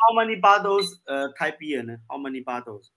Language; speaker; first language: English; non-native, learner; Chinese